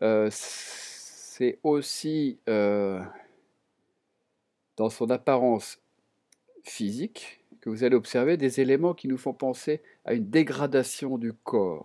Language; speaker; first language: French; native; French